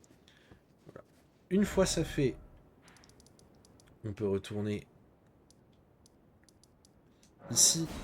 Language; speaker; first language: French; native; French